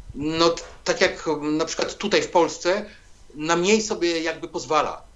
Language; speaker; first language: Polish; native; Polish